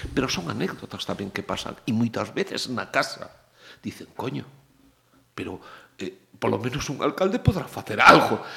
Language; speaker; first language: Galician; native; Galician